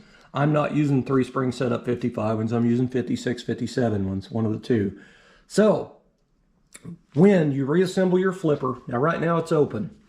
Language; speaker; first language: English; native; English